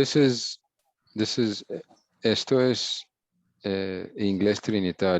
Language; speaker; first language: Spanish; non-native, fluent; English